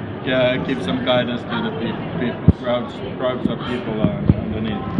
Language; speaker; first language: English; non-native, fluent; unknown